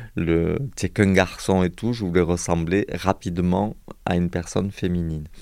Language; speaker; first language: French; native; French